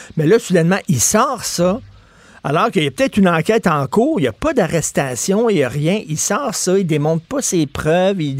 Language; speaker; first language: French; native; French